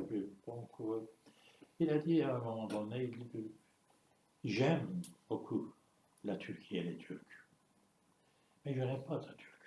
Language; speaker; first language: French; non-native, fluent; Turkish